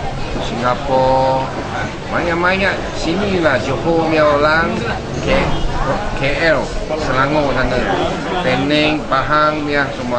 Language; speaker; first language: Indonesian; non-native, local second language; Chinese